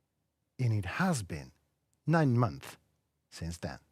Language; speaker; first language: English; non-native, fluent; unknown